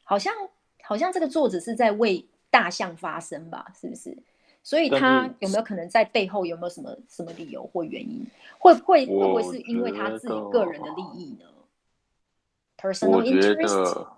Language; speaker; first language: Chinese; native; Chinese